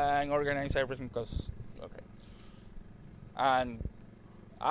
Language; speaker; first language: English; non-native, learner; Spanish